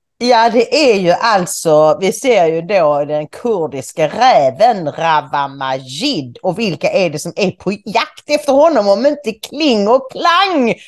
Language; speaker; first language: Swedish; native; Swedish